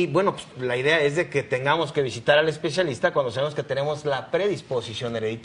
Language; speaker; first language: Spanish; native; Spanish